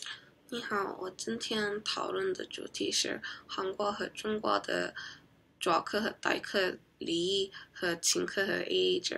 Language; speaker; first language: Chinese; non-native, learner; Korean